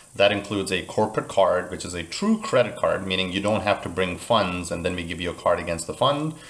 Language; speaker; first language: English; native; English